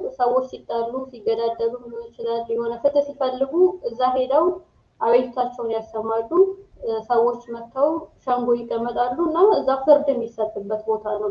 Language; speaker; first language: Amharic; native; Amharic